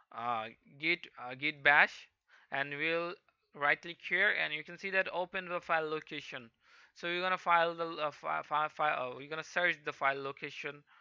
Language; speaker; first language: English; non-native, local second language; Hindi